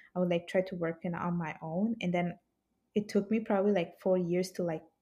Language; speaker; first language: English; early bilingual, heritage; Italian